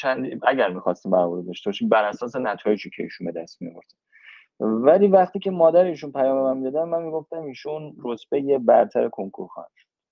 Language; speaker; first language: Persian; native; Persian